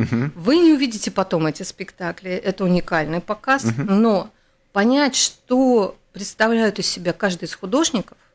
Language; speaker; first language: Russian; native; Russian